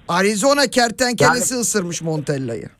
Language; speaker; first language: Turkish; native; Turkish